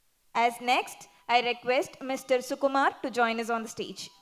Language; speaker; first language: English; non-native, local second language; Tamil